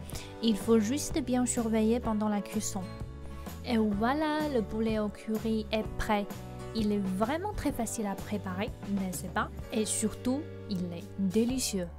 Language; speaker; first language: French; non-native, fluent; Chinese